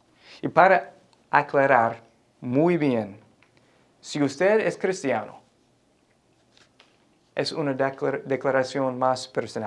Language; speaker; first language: Spanish; non-native, fluent; English